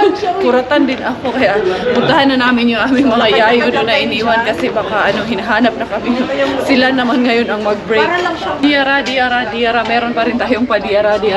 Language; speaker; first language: Filipino; non-native, local second language; Cebuano